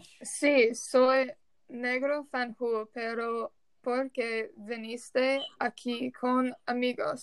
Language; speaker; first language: Spanish; non-native, learner; English